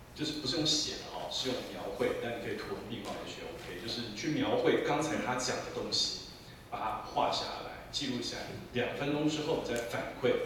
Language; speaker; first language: Chinese; native; Chinese